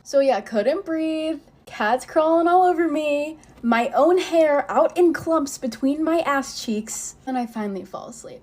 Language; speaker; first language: English; native; English